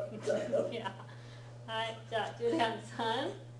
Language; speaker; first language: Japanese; non-native, fluent; English